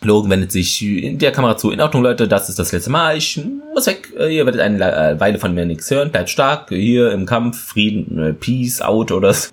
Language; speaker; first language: German; native; German